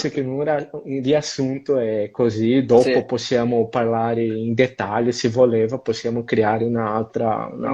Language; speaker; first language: Italian; non-native, learner; Portuguese